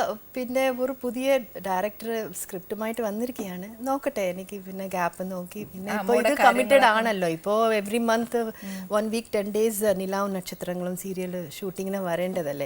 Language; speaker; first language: Malayalam; non-native, fluent; Telugu